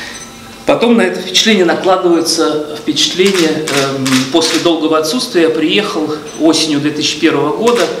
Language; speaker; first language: Russian; native; Russian